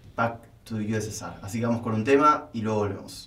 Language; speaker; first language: Spanish; native; Spanish